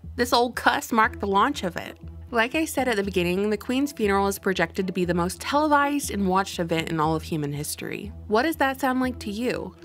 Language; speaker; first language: English; native; English